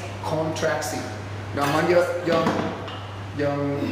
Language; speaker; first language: Indonesian; non-native, fluent; English